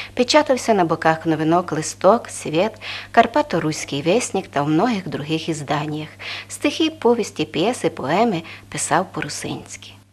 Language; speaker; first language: Ukrainian; native; Ukrainian